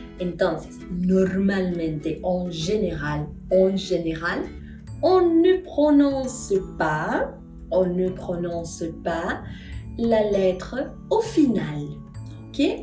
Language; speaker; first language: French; non-native, fluent; Spanish